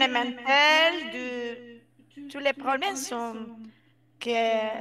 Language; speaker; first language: French; non-native, fluent; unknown